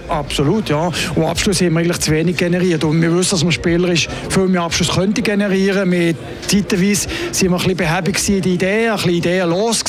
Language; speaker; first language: German; native; German